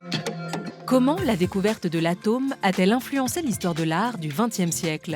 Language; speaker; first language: French; native; French